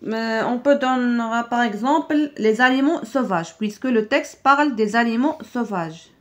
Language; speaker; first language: French; non-native, local second language; Arabic